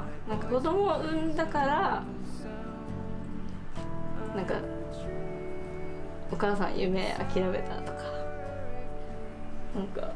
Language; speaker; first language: Japanese; native; Japanese